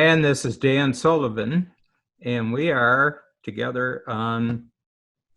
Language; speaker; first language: English; native; English